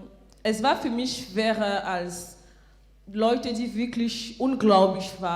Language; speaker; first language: German; non-native, fluent; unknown